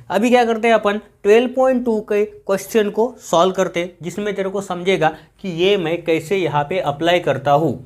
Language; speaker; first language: Hindi; non-native, local second language; Marathi